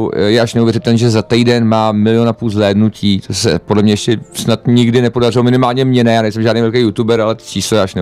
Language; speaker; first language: Czech; native; Czech